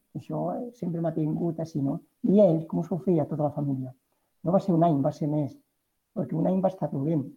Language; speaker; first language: Catalan; non-native, local second language; Spanish